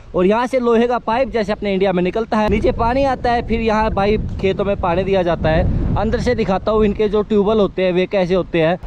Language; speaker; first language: Hindi; native; Hindi